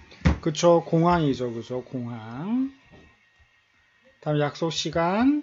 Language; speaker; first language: Korean; native; Korean